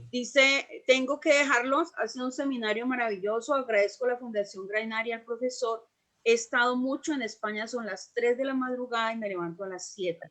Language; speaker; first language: Spanish; native; Spanish